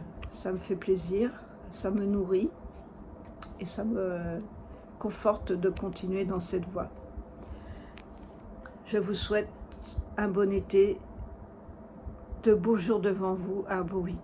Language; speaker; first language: French; native; French